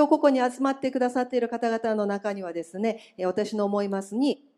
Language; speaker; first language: Japanese; native; Japanese